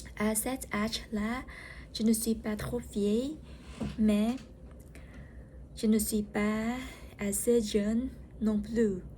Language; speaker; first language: French; non-native, learner; Vietnamese